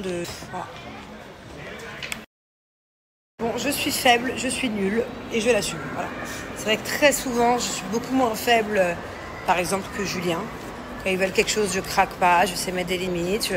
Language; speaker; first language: French; native; French